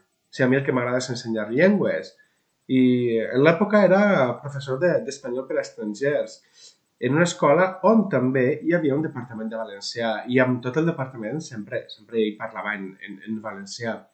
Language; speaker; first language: Catalan; non-native, local second language; Spanish